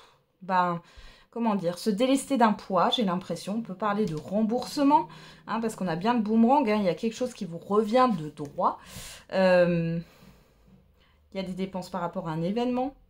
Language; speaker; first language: French; native; French